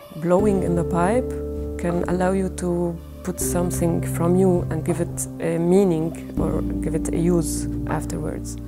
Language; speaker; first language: English; non-native, fluent; Arabic